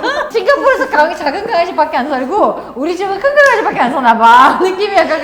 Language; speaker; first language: Korean; non-native, fluent; Russian